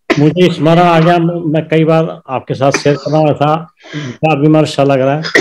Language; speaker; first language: Hindi; native; Hindi